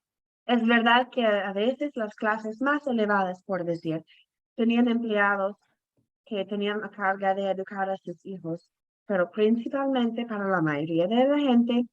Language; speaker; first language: Spanish; non-native, fluent; English